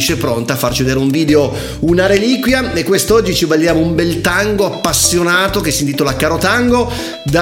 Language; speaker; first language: Italian; native; Italian